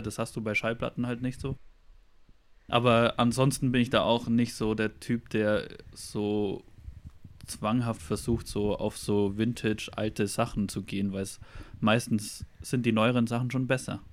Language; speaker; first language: German; native; German